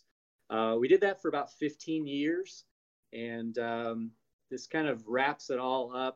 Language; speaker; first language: English; native; English